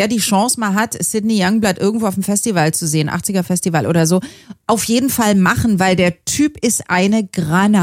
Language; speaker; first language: German; native; German